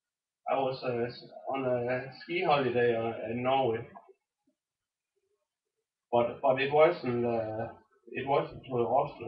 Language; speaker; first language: English; non-native, learner; Danish